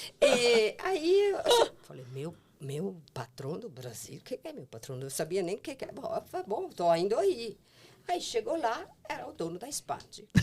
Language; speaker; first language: Portuguese; non-native, fluent; Italian